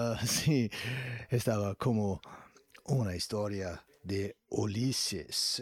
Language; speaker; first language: Spanish; non-native, learner; German